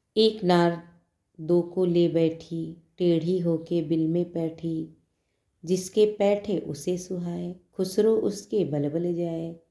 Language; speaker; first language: Hindi; native; Hindi